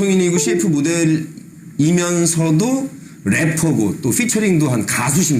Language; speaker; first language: Korean; native; Korean